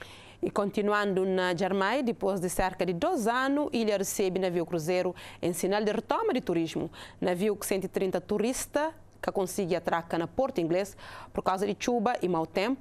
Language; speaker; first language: Portuguese; non-native, local second language; Kabuverdianu